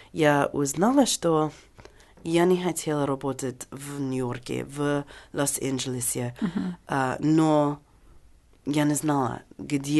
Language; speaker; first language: Russian; non-native, learner; English